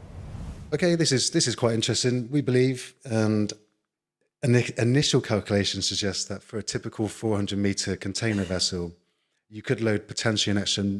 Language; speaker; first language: English; native; English